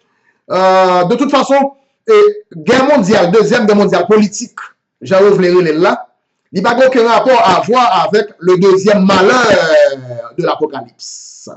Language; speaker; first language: French; non-native, local second language; Haitian Creole